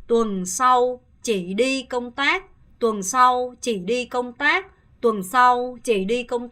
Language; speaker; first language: Vietnamese; non-native, fluent; Korean